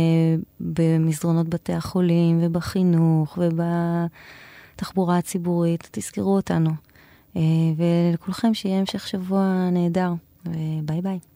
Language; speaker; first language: Hebrew; native; Hebrew